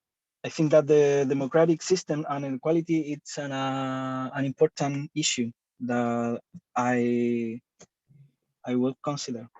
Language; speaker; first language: English; non-native, learner; Spanish